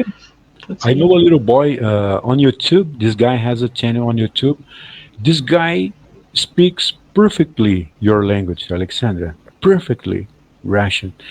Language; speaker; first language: English; non-native, fluent; Portuguese